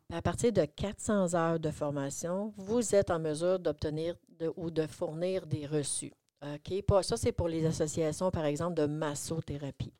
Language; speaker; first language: French; native; French